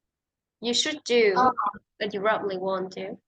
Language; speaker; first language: English; non-native, fluent; Vietnamese